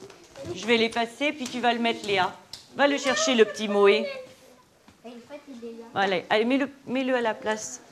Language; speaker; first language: French; native; French